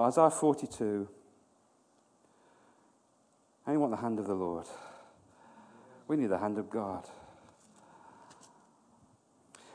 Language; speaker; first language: English; native; English